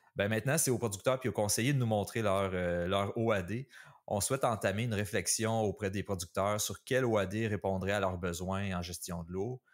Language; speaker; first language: French; native; French